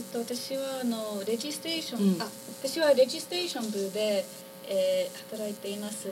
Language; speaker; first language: Japanese; early bilingual, heritage; English